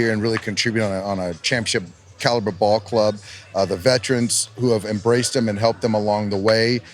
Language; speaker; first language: English; native; English